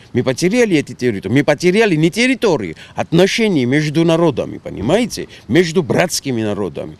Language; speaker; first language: Russian; non-native, local second language; Georgian